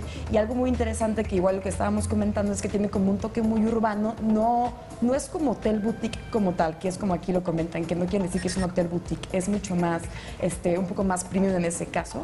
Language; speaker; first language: Spanish; native; Spanish